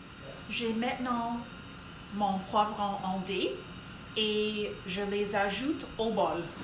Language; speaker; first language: French; non-native, local second language; English